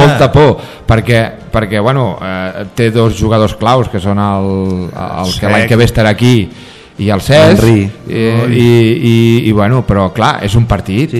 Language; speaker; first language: Catalan; native; Catalan